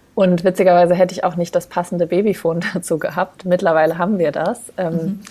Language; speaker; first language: German; native; German